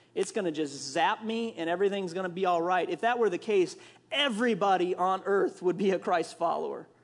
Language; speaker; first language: English; native; English